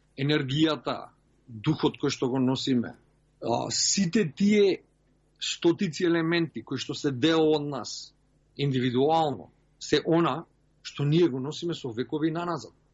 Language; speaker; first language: Macedonian; early bilingual, heritage; Macedonian